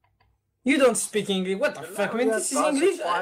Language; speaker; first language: English; non-native, learner; French